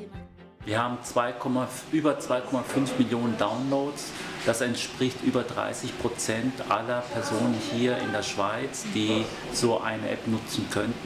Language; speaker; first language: German; early bilingual, other home language; Korean